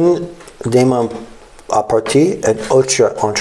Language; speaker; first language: French; non-native, learner; English